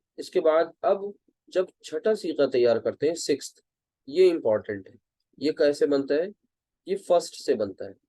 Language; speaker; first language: Urdu; native; Urdu